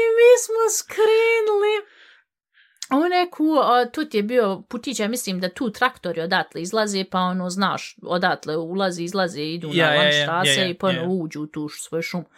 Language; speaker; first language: Bosnian; early bilingual, heritage; Bosnian